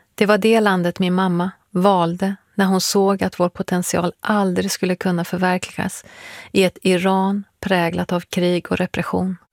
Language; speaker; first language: Swedish; early bilingual, other home language; Persian